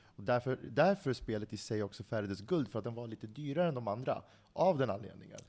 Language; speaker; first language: Swedish; early bilingual, other home language; Central Kurdish